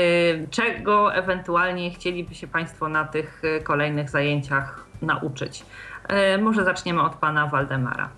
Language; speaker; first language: Polish; native; Polish